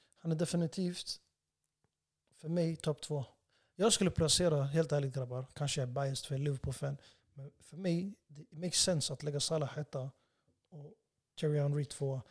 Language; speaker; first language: Swedish; early bilingual, other home language; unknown